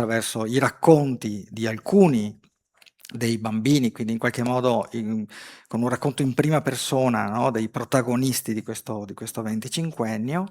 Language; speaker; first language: Italian; native; Italian